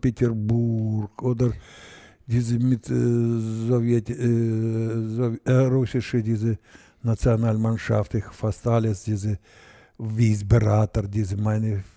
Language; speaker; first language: German; non-native, learner; Russian